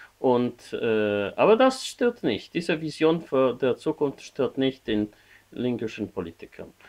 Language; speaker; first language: German; non-native, learner; Polish